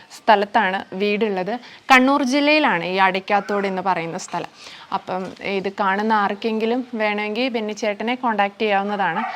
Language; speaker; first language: Malayalam; native; Malayalam